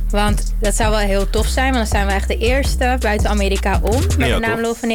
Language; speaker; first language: Dutch; native; Dutch